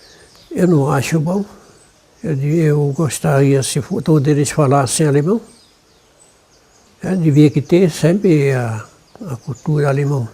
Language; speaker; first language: Portuguese; non-native, local second language; German